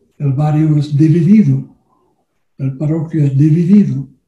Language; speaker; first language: Spanish; non-native, learner; English